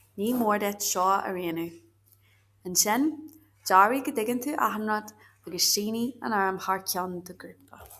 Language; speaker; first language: Irish; native; Irish